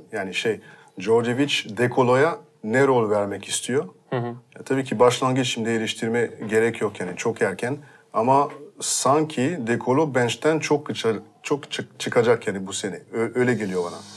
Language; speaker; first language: Turkish; non-native, fluent; French